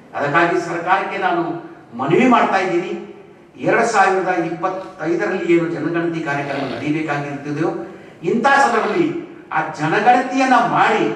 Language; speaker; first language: Kannada; non-native, local second language; Lambadi